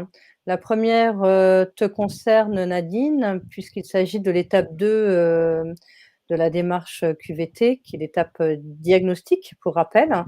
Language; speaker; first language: French; native; French